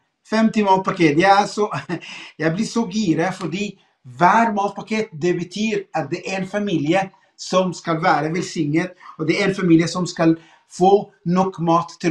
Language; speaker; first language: Norwegian; non-native, fluent; Arabic